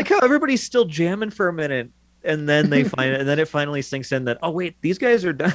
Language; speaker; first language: English; native; English